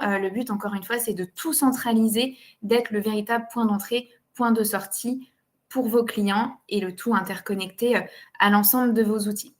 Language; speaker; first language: French; native; French